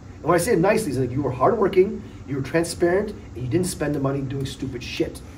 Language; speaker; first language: English; early bilingual, other home language; Polish